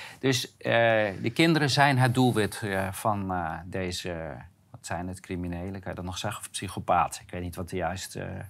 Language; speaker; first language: Dutch; native; Dutch